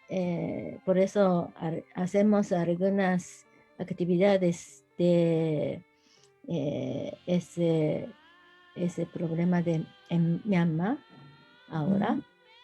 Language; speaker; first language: Spanish; non-native, learner; Japanese